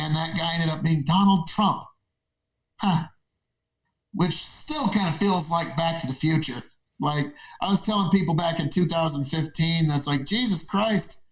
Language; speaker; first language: English; native; English